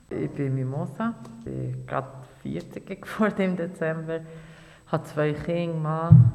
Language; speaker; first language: German; non-native, fluent; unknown